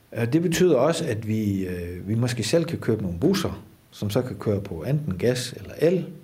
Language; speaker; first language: Danish; non-native, fluent; Dutch